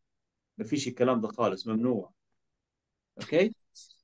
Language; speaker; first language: Arabic; native; Arabic